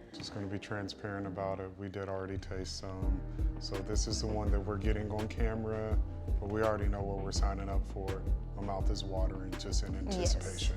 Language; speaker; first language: English; native; English